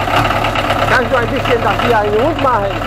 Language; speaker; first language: German; non-native, learner; Polish